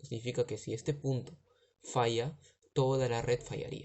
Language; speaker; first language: Spanish; native; Spanish